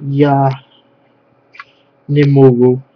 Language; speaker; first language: Russian; non-native, learner; English